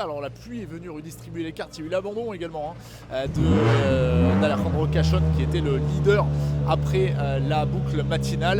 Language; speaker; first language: French; native; French